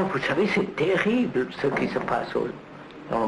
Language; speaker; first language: French; non-native, learner; Telugu